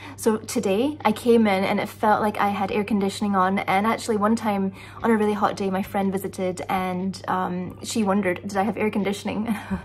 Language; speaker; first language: English; native; English